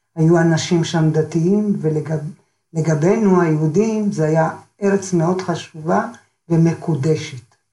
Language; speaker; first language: Hebrew; early bilingual, other home language; Arabic